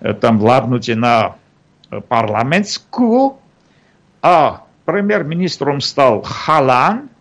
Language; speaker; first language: Ukrainian; non-native, learner; Armenian